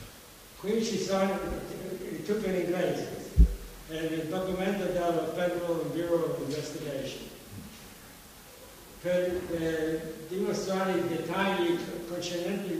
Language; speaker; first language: Italian; non-native, fluent; English